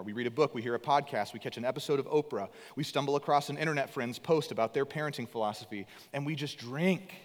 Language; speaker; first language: English; native; English